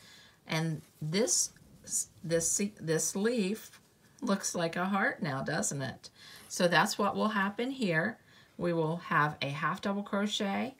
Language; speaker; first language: English; native; English